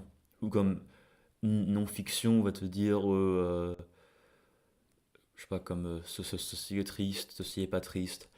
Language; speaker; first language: French; non-native, fluent; English